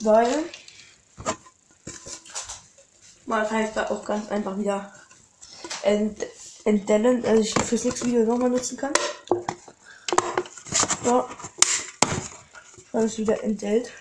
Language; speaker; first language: German; native; German